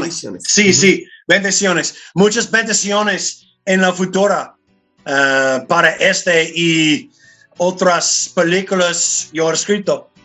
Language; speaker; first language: Spanish; non-native, learner; English